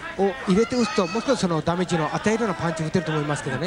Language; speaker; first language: Japanese; native; Japanese